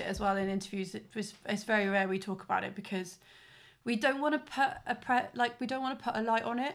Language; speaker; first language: English; native; English